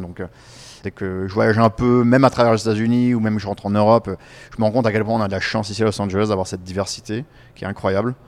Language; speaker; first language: French; native; French